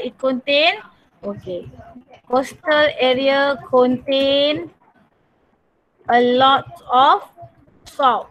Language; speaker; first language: English; non-native, local second language; Malay